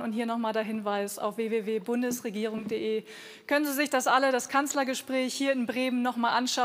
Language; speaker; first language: German; native; German